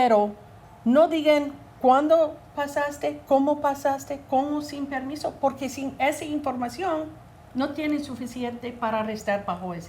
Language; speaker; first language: Spanish; non-native, learner; English